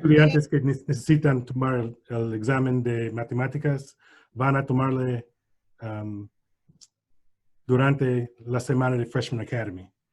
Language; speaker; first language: Spanish; non-native, learner; English